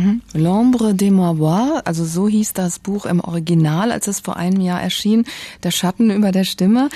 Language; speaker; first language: German; native; German